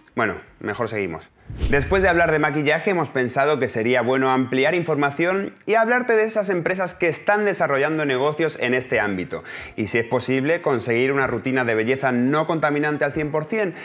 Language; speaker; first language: Spanish; native; Spanish